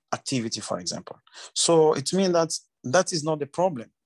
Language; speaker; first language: English; non-native, learner; French